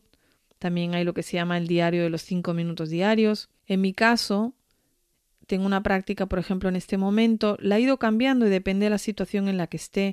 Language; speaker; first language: Spanish; native; Spanish